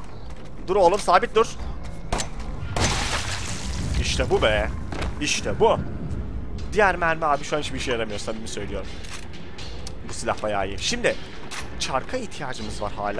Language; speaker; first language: Turkish; native; Turkish